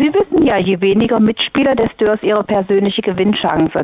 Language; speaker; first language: German; native; German